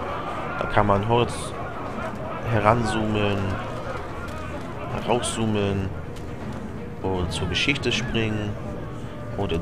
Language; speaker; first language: German; native; German